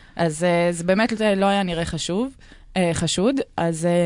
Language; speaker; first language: Hebrew; native; Hebrew